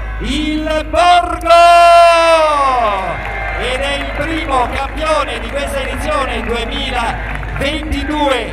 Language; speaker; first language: Italian; native; Italian